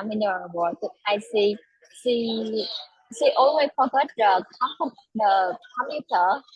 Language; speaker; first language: English; non-native, learner; Vietnamese